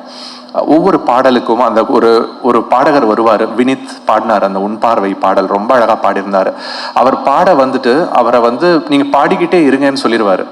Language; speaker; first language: Tamil; native; Tamil